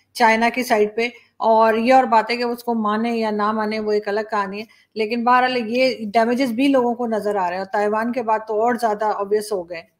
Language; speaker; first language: Urdu; native; Urdu